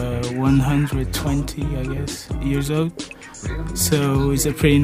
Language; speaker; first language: English; non-native, fluent; Portuguese